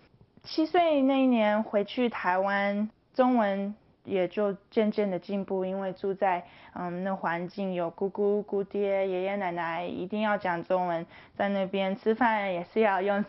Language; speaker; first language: Chinese; early bilingual, heritage; Chinese